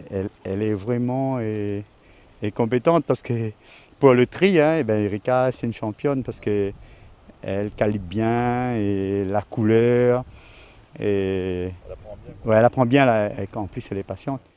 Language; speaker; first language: French; non-native, local second language; Réunion Creole French